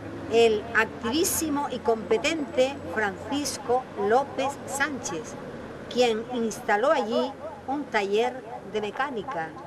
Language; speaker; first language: Spanish; native; Spanish